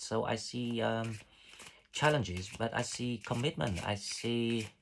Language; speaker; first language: English; non-native, fluent; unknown